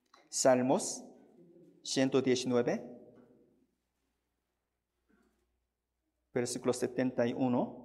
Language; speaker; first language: Spanish; non-native, fluent; Korean